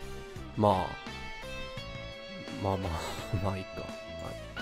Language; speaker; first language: Japanese; native; Japanese